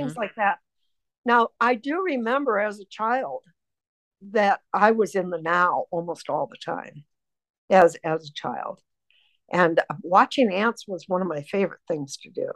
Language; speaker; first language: English; native; English